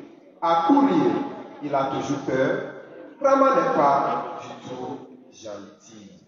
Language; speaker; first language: French; non-native, fluent; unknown